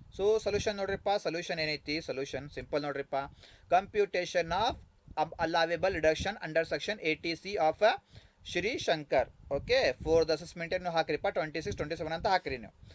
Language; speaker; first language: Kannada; non-native, local second language; Urdu